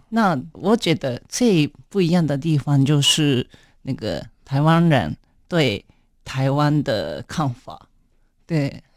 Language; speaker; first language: Chinese; non-native, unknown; Japanese